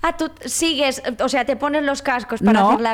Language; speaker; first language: Spanish; non-native, local second language; Catalan